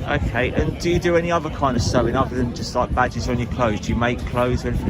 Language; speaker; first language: English; native; English